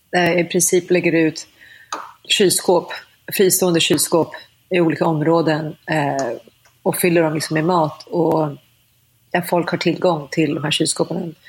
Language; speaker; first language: Swedish; native; Swedish